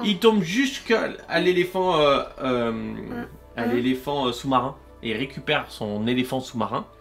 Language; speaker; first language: French; native; French